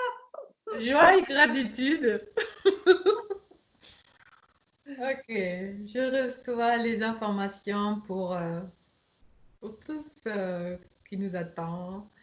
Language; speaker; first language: French; non-native, fluent; German